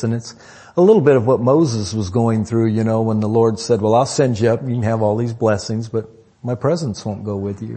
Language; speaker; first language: English; native; English